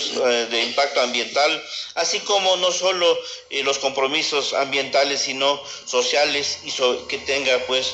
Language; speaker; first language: Spanish; native; Spanish